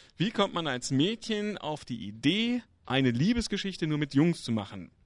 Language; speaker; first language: German; native; German